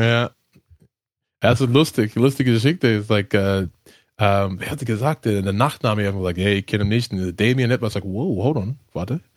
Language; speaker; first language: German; non-native, learner; English